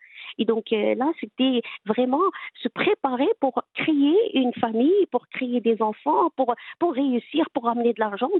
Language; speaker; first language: French; non-native, local second language; Arabic